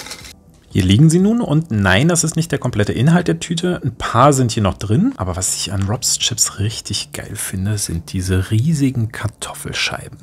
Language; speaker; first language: German; native; German